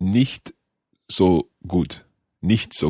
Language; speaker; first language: German; non-native, learner; English